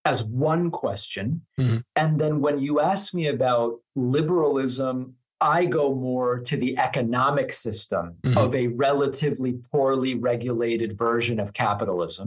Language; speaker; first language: English; non-native, fluent; Spanish